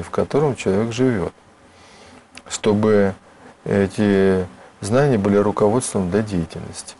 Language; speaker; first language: Russian; native; Russian